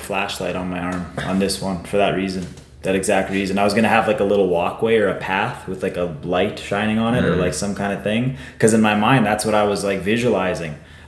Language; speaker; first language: English; native; English